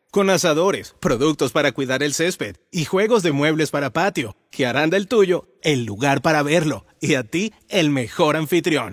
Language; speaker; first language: Spanish; native; Spanish